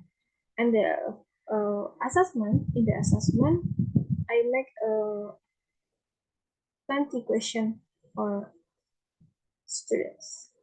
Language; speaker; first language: English; non-native, learner; Indonesian